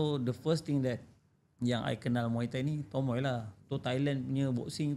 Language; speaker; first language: Malay; native; Malay